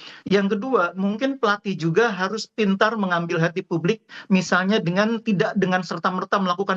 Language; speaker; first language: Indonesian; native; Indonesian